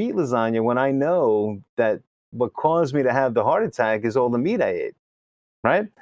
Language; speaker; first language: English; early bilingual, other home language; Spanish